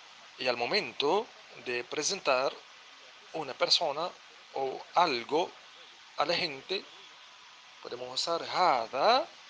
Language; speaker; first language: Spanish; non-native, fluent; Arabic